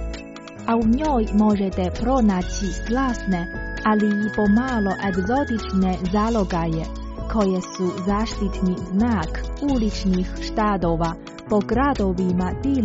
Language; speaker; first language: Croatian; native; Croatian